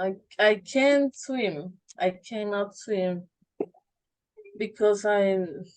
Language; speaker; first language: English; non-native, learner; Spanish